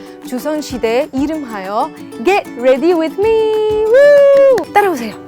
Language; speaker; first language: Korean; non-native, fluent; Arabic